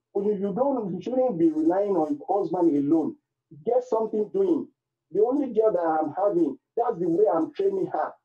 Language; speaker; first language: English; non-native, local second language; Yoruba